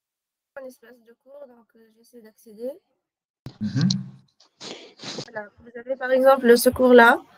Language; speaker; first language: French; non-native, local second language; Arabic